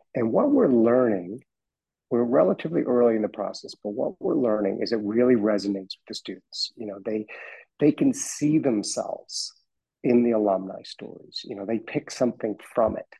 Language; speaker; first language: English; native; English